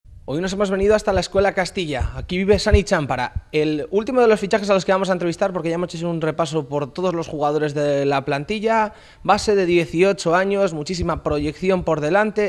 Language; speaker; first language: Spanish; native; Spanish